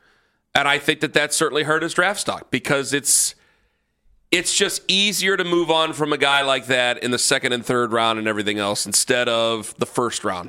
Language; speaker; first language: English; native; English